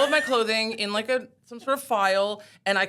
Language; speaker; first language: English; native; English